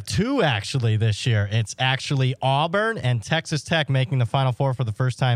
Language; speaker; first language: English; native; English